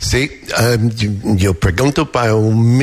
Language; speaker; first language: Spanish; non-native, fluent; English